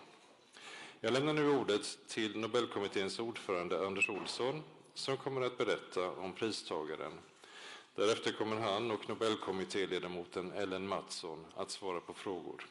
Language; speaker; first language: Swedish; native; Swedish